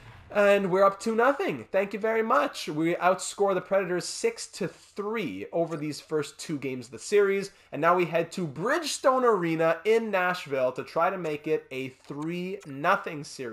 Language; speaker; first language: English; native; English